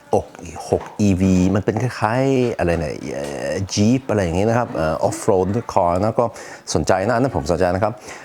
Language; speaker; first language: Thai; non-native, fluent; Swedish